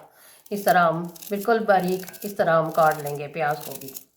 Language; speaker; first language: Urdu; non-native, local second language; Punjabi